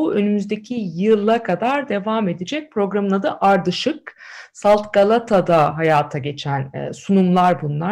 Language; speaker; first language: Turkish; native; Turkish